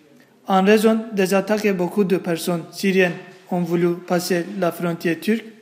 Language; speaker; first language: French; non-native, learner; Turkish